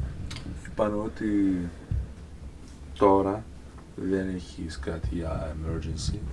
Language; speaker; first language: Greek; non-native, fluent; Turkish